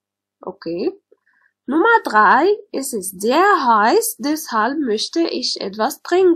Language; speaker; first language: German; non-native, learner; Arabic